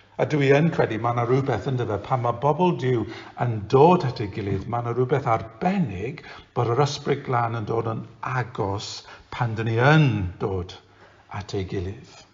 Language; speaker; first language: Welsh; non-native, local second language; English